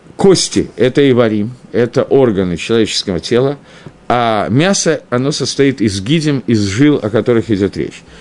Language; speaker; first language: Russian; early bilingual, heritage; Russian